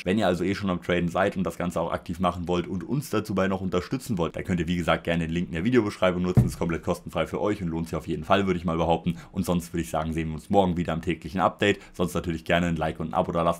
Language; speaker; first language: German; native; German